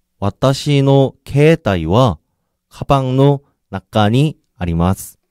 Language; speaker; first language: Japanese; non-native, learner; Korean